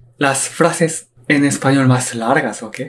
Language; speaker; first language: Spanish; non-native, learner; Korean